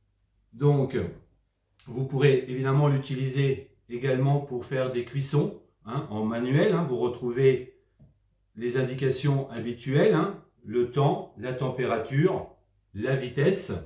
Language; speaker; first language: French; native; French